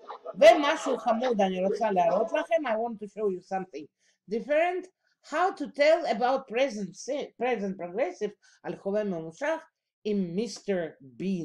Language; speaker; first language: Hebrew; non-native, fluent; Russian